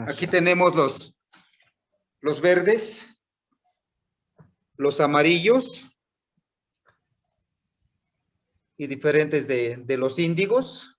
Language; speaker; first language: Spanish; non-native, local second language; Zapotec